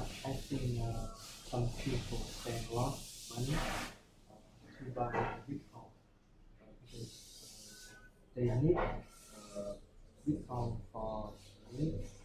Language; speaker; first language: English; non-native, learner; Vietnamese